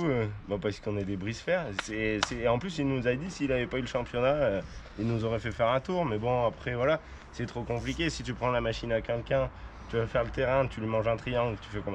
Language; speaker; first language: French; native; French